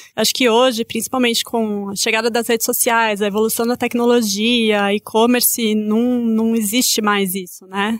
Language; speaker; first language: Portuguese; native; Portuguese